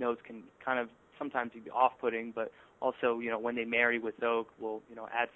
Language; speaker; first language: English; native; English